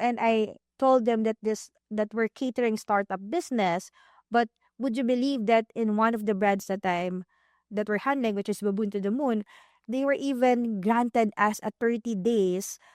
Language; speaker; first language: English; non-native, local second language; Filipino